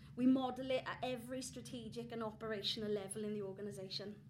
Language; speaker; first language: English; native; English